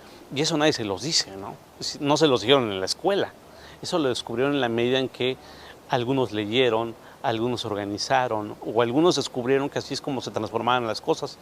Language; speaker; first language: Spanish; native; Spanish